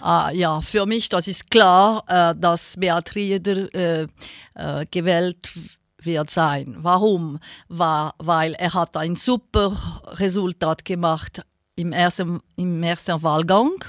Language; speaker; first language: German; non-native, local second language; French